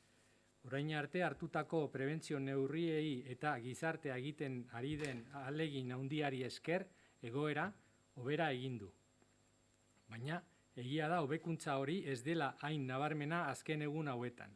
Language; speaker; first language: Basque; non-native, local second language; Spanish